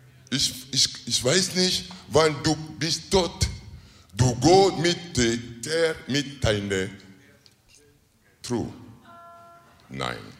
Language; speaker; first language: German; non-native, learner; Lingala